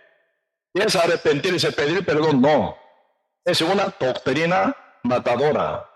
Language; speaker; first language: Spanish; non-native, learner; Korean